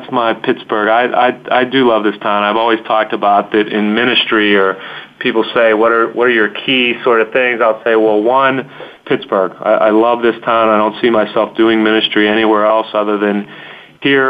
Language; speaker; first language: English; native; English